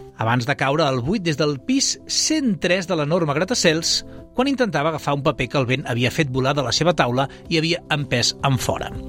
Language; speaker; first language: Catalan; native; Catalan